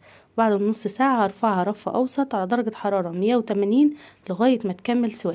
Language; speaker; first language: Arabic; native; Arabic